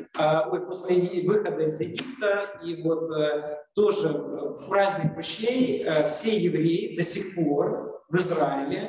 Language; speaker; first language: Russian; native; Russian